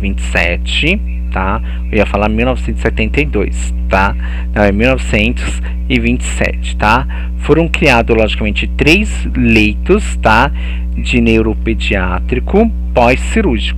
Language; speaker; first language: Portuguese; native; Portuguese